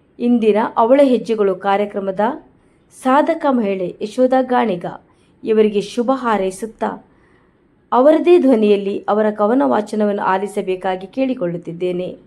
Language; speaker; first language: Kannada; non-native, local second language; Konkani